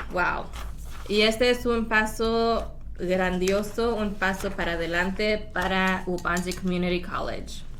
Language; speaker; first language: Spanish; early bilingual, heritage; Spanish